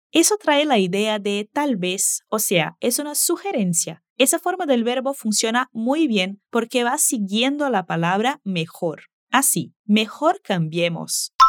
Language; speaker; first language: Spanish; non-native, fluent; Portuguese